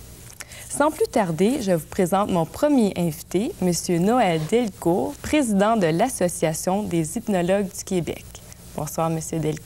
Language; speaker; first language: French; native; French